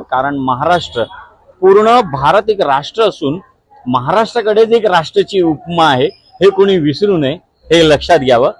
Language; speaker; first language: Marathi; non-native, local second language; Gujarati